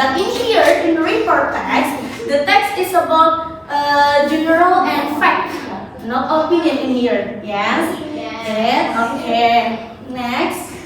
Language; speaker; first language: English; non-native, learner; Indonesian